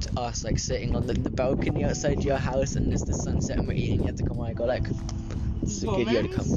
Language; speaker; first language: English; native; English